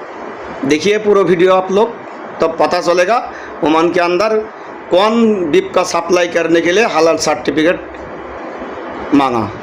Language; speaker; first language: Hindi; non-native, local second language; Bangla